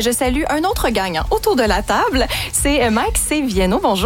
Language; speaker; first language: French; native; French